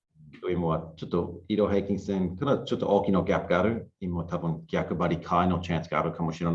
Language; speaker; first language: Japanese; non-native, learner; English